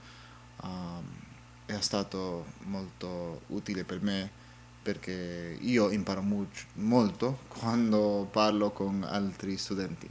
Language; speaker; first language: Italian; non-native, learner; English